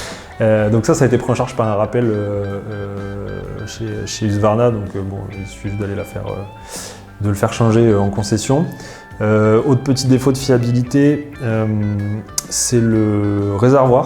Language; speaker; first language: French; native; French